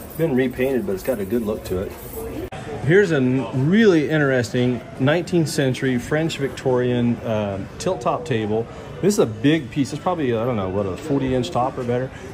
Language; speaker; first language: English; native; English